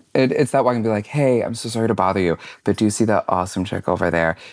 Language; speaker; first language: English; native; English